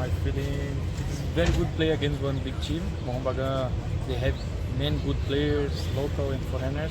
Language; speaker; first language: English; non-native, learner; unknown